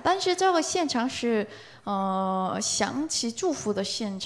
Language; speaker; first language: Chinese; non-native, learner; Korean